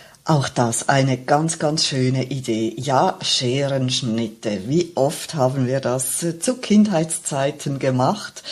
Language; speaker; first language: German; native; German